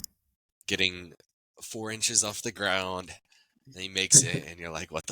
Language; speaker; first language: English; native; English